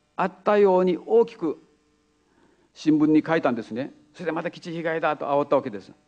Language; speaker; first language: Japanese; native; Japanese